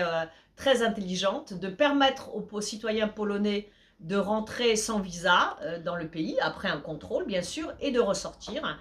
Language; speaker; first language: French; early bilingual, other home language; Polish